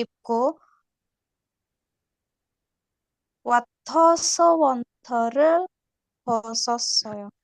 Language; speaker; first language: Korean; non-native, learner; Indonesian